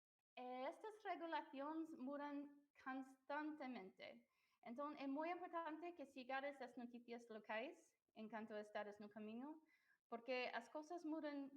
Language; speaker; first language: Spanish; non-native, fluent; English